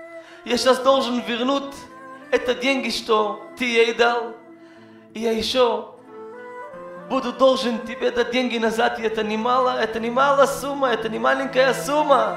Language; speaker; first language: Russian; non-native, learner; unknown